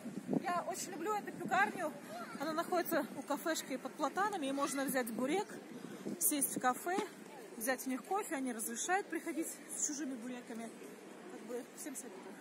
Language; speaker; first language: Russian; native; Russian